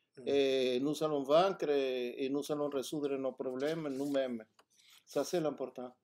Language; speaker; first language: French; non-native, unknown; Spanish